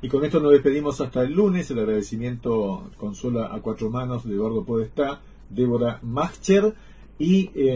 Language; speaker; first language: Spanish; native; Spanish